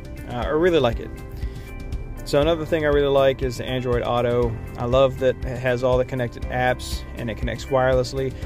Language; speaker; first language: English; native; English